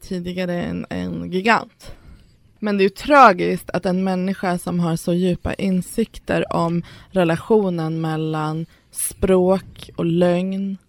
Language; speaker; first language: Swedish; early bilingual, other home language; Persian